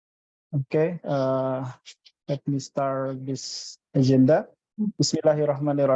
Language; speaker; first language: English; non-native, fluent; Indonesian